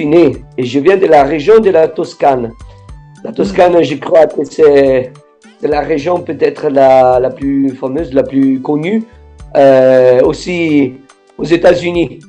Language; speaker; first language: French; non-native, fluent; Italian